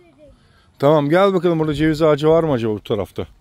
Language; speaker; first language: Turkish; native; Turkish